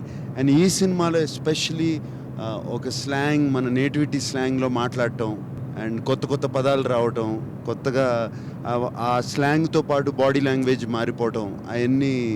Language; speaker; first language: Telugu; native; Telugu